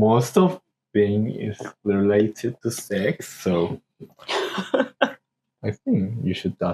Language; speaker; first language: English; non-native, learner; Korean